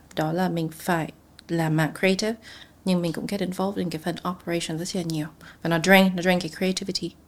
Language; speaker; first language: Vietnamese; native; Vietnamese